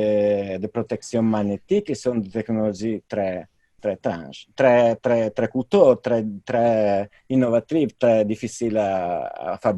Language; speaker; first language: French; non-native, fluent; Italian